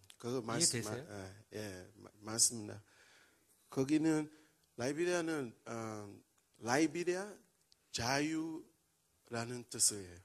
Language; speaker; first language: Korean; non-native, learner; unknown